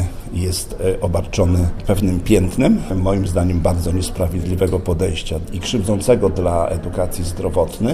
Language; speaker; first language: Polish; native; Polish